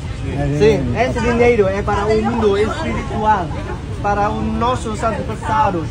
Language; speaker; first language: Spanish; non-native, learner; Portuguese